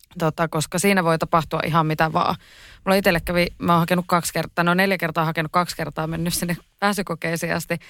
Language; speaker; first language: Finnish; native; Finnish